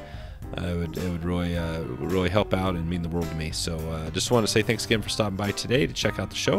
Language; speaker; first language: English; native; English